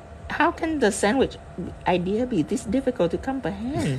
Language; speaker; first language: English; non-native, fluent; Vietnamese